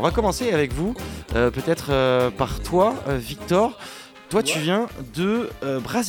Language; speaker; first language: French; native; French